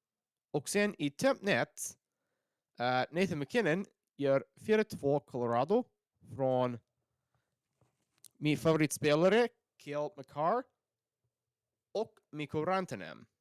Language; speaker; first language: Swedish; non-native, learner; English